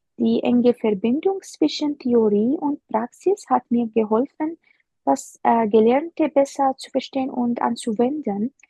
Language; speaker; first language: German; non-native, fluent; Arabic